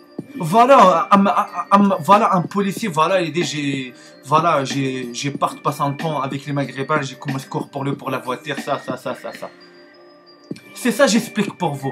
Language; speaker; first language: French; non-native, learner; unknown